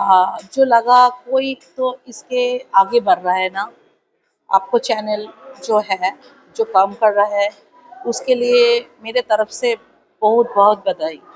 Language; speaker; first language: Hindi; non-native, local second language; Bangla